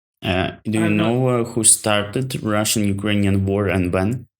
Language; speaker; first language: English; non-native, learner; Ukrainian